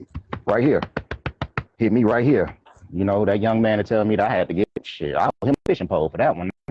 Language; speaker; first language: English; native; English